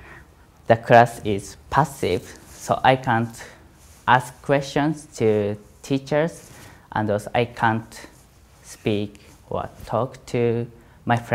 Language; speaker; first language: English; non-native, learner; Japanese